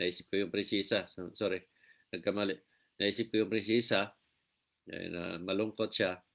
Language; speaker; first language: Filipino; non-native, local second language; Cebuano